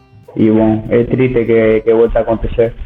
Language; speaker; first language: Portuguese; non-native, learner; Spanish